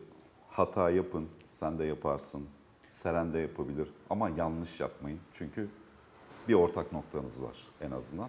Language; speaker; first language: Turkish; native; Turkish